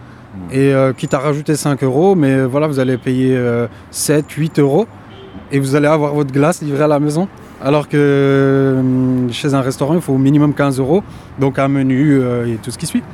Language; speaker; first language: French; native; French